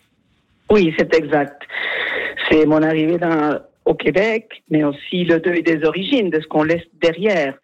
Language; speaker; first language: French; non-native, fluent; Spanish